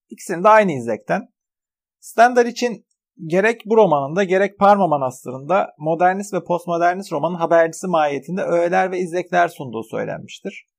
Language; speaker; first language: Turkish; native; Turkish